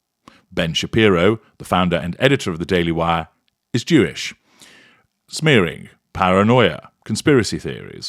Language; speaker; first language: English; native; English